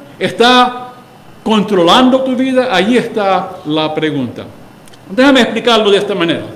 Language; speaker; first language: Spanish; early bilingual, heritage; Spanish